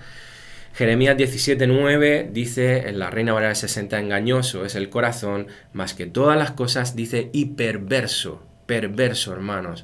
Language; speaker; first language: Spanish; native; Spanish